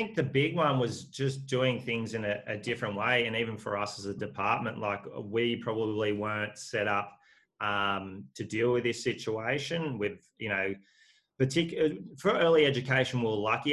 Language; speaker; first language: English; native; English